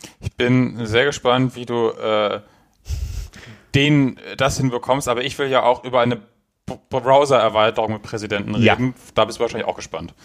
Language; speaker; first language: German; native; German